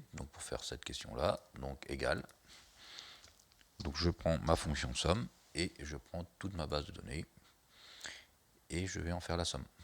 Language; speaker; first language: French; native; French